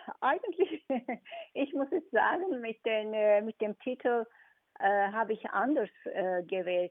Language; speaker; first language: German; non-native, fluent; Turkish